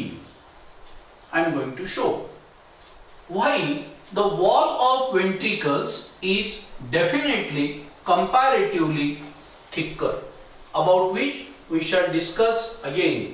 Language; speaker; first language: English; non-native, local second language; Marathi